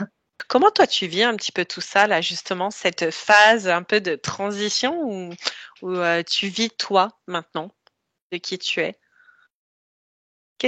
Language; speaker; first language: French; native; French